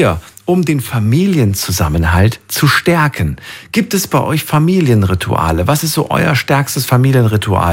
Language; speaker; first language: German; native; German